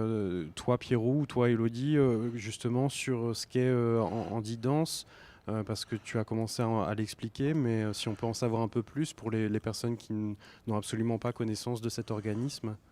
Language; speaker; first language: French; native; French